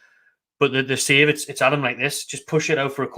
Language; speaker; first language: English; native; English